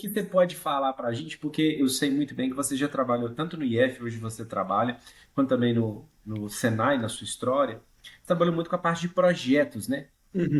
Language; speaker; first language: Portuguese; native; Portuguese